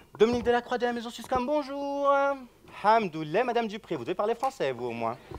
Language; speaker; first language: French; native; French